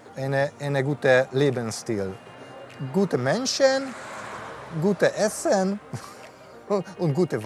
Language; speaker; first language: German; non-native, learner; Hungarian